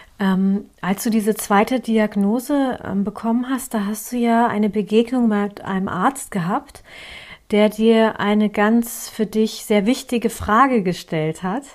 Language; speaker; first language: German; early bilingual, other home language; Turkish